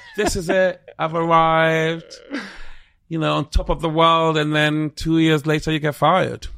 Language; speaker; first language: English; non-native, local second language; Akan